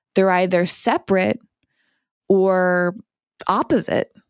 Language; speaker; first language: English; native; English